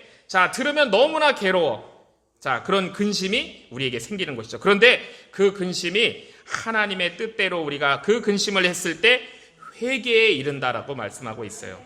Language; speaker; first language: Korean; native; Korean